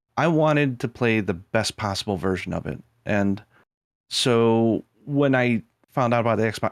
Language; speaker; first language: English; native; English